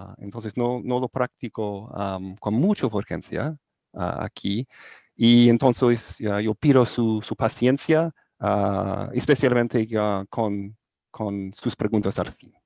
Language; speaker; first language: Spanish; non-native, learner; English